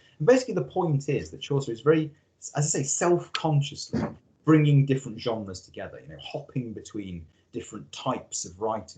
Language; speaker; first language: English; native; English